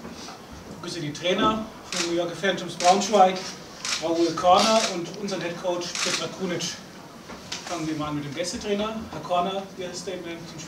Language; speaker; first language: German; native; German